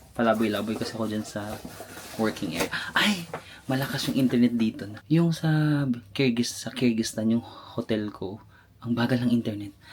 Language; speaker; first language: Filipino; native; Filipino